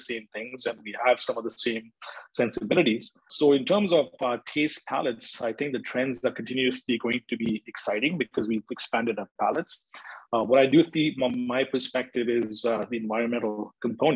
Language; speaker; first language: English; non-native, local second language; Hindi